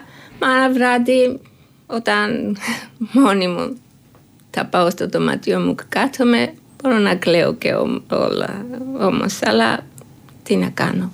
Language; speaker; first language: Greek; non-native, learner; Georgian